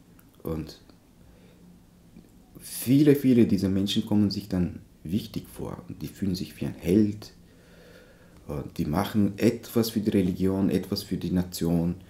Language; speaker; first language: German; non-native, fluent; Turkish